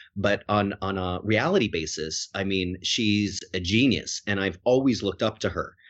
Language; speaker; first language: English; native; English